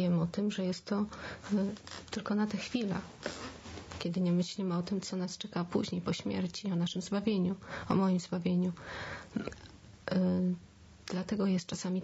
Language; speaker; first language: Polish; native; Polish